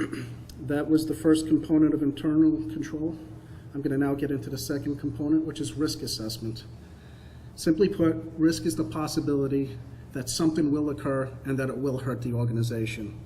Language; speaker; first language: English; native; English